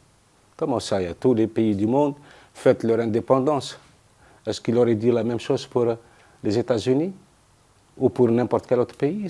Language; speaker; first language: French; non-native, local second language; Arabic